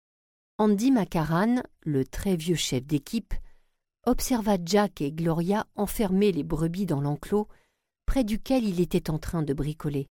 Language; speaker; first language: French; native; French